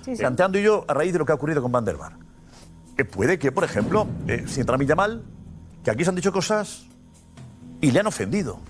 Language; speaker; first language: Spanish; native; Spanish